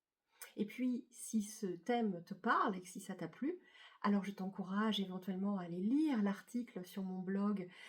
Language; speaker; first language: French; native; French